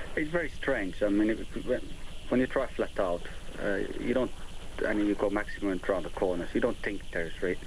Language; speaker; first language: English; non-native, fluent; Finnish